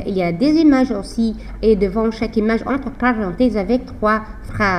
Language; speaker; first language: French; non-native, fluent; Arabic